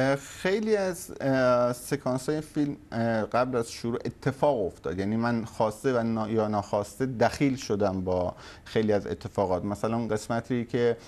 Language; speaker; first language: Persian; native; Persian